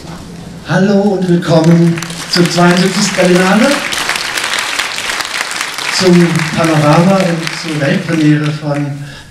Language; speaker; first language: German; native; German